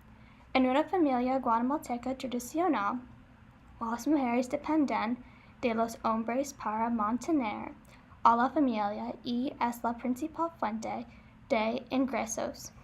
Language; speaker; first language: Spanish; non-native, learner; English